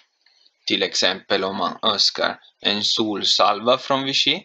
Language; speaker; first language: Swedish; non-native, fluent; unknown